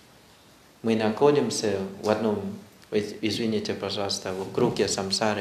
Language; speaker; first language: Russian; non-native, learner; Thai